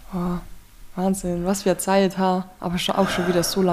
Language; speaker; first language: German; native; German